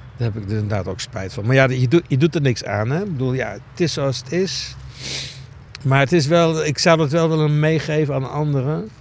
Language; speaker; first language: Dutch; early bilingual, other home language; Greek